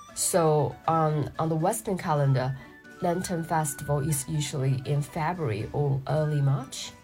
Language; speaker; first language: English; non-native, fluent; Chinese